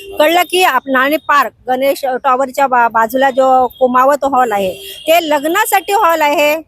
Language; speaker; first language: Marathi; native; Marathi